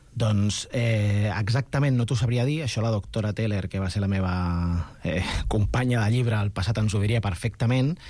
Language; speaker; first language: Catalan; non-native, local second language; Spanish